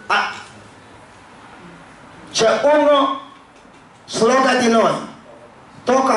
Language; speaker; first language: Italian; non-native, learner; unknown